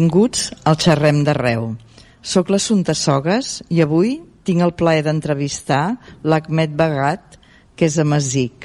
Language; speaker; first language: Catalan; native; Catalan